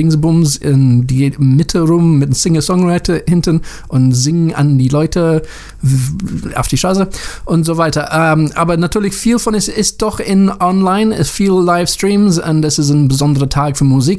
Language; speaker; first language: German; non-native, learner; English